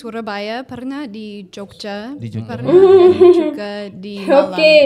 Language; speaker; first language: Indonesian; non-native, fluent; English